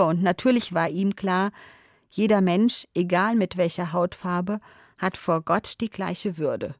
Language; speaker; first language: German; native; German